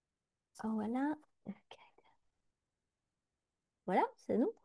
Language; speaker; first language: French; non-native, learner; Dutch